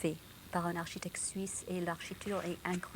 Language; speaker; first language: French; non-native, local second language; English